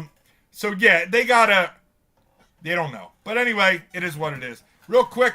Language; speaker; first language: English; native; English